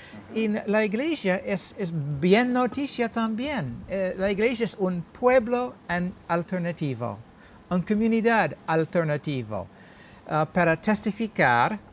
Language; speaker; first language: Spanish; non-native, learner; English